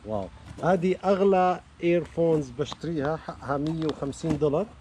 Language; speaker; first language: Arabic; native; Arabic